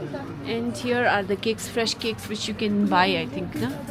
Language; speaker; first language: English; non-native, local second language; Tibetan